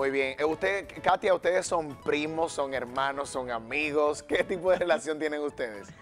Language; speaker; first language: Spanish; native; Spanish